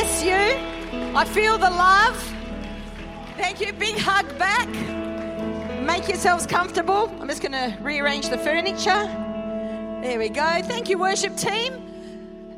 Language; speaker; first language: English; native; English